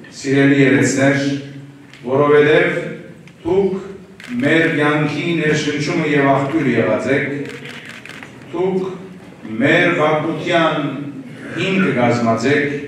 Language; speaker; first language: Armenian; native; Armenian